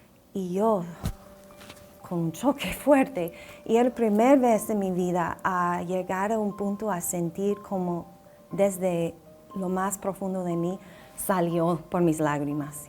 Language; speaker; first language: Spanish; non-native, fluent; English